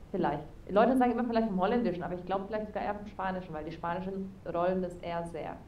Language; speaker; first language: German; early bilingual, heritage; German